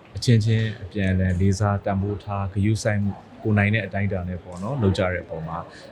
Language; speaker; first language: Burmese; native; Burmese